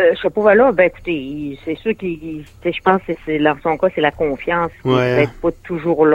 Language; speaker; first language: French; native; French